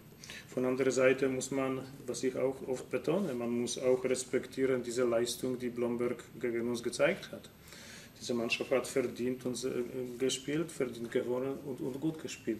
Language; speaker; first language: German; non-native, fluent; Polish